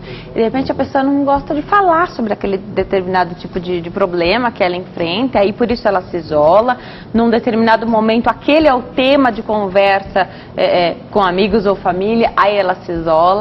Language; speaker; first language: Portuguese; native; Portuguese